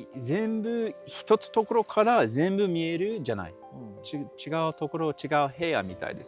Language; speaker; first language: Japanese; non-native, learner; English